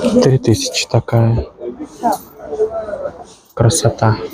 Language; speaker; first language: Russian; native; Russian